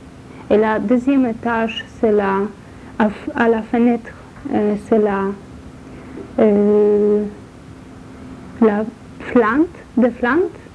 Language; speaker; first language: French; non-native, learner; Polish